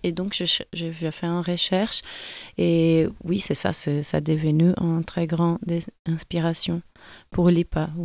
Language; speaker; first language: French; non-native, fluent; Portuguese